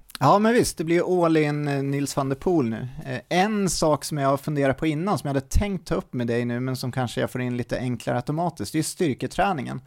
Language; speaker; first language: Swedish; native; Swedish